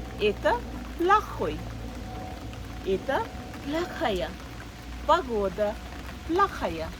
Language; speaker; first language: Russian; non-native, fluent; Bangla